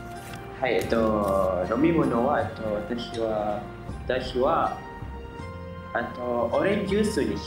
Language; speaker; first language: Japanese; non-native, learner; Malay